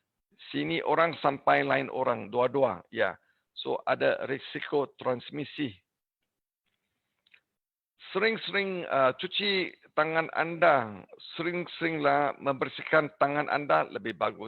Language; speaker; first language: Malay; non-native, learner; English